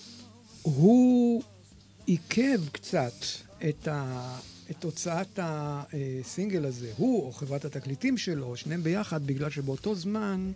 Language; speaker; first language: Hebrew; native; Hebrew